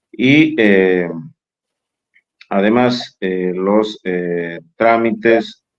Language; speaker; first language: Spanish; native; Spanish